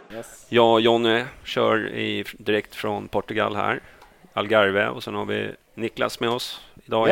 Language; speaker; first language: Swedish; native; Swedish